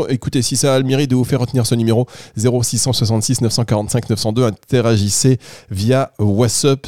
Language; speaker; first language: French; native; French